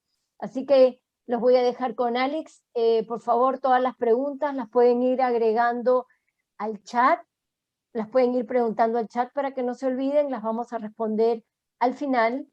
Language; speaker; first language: Spanish; native; Spanish